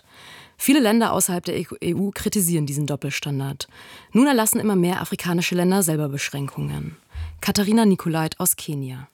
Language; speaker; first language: German; native; German